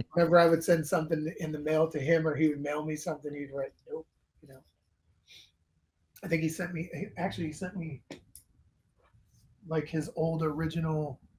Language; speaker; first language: English; native; English